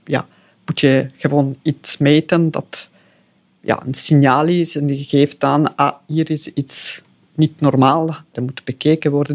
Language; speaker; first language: Dutch; non-native, fluent; Italian